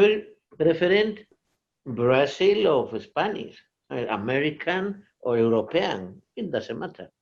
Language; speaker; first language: English; non-native, learner; Portuguese